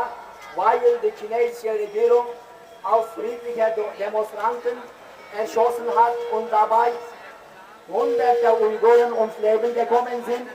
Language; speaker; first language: German; non-native, fluent; Uyghur